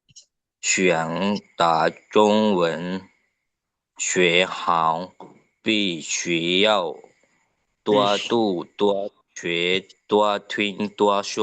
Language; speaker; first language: Chinese; non-native, learner; Lao